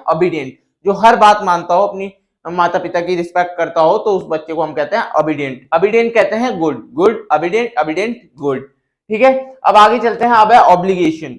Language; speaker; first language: Hindi; native; Hindi